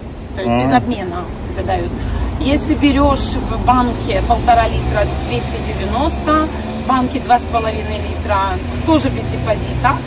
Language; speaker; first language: Russian; native; Russian